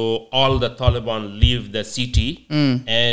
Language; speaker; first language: English; non-native, learner; Persian